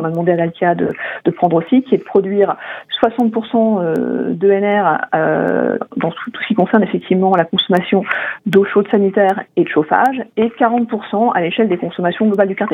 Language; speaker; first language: French; native; French